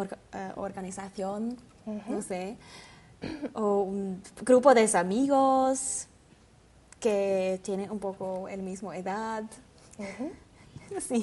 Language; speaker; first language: Spanish; non-native, learner; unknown